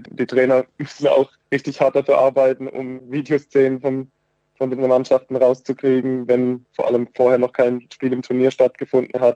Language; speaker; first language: German; native; German